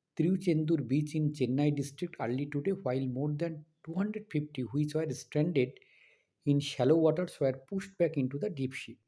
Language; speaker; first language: English; non-native, local second language; Bangla